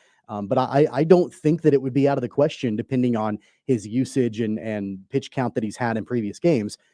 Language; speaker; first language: English; native; English